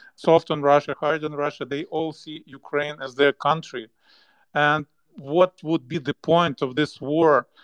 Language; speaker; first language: English; non-native, fluent; Ukrainian